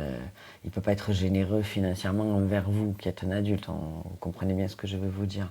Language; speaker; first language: French; native; French